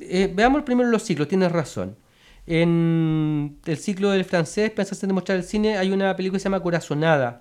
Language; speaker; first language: Spanish; native; Spanish